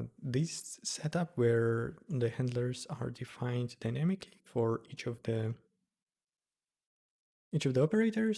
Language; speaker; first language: English; non-native, fluent; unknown